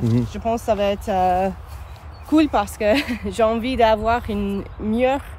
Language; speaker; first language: French; non-native, learner; English